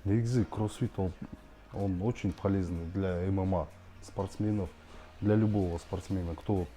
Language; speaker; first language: Russian; non-native, local second language; Kyrgyz